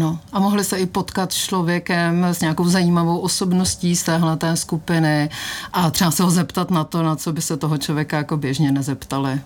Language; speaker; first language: Czech; native; Czech